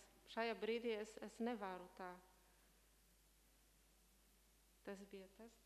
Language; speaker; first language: Latvian; non-native, fluent; Polish